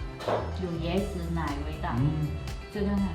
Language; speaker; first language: Chinese; non-native, learner; Vietnamese